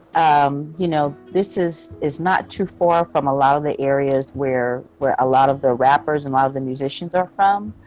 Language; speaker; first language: English; native; English